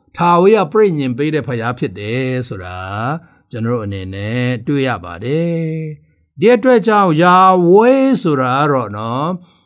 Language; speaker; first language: Burmese; non-native, local second language; Tedim Chin